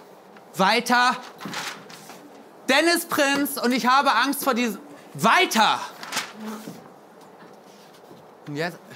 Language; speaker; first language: German; native; German